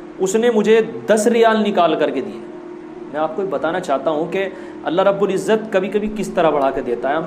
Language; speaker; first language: Urdu; native; Urdu